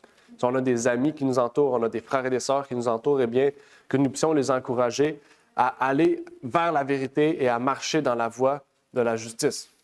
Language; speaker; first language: French; native; French